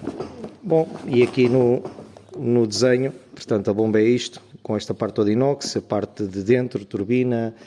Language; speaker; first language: Portuguese; native; Portuguese